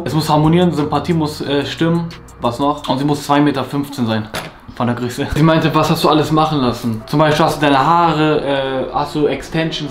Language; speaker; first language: German; native; German